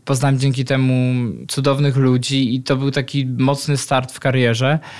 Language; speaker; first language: Polish; native; Polish